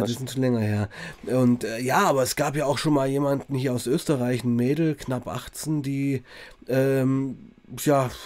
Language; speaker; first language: German; native; German